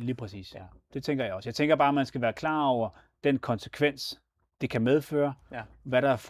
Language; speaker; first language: Danish; native; Danish